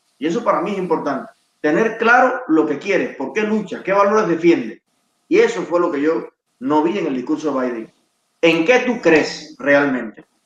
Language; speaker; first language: Spanish; native; Spanish